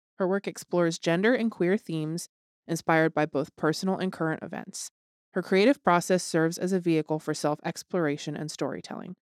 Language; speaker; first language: English; native; English